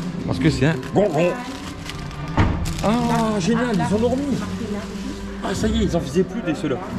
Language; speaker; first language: French; native; French